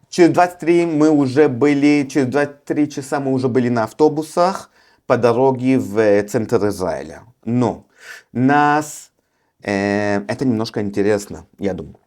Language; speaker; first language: Russian; early bilingual, heritage; Russian